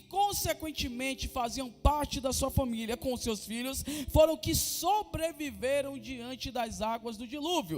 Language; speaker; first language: Portuguese; native; Portuguese